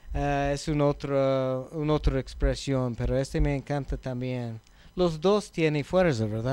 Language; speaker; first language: Spanish; non-native, learner; English